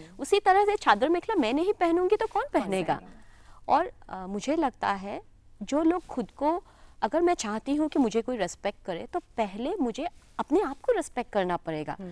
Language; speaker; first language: Hindi; non-native, local second language; Assamese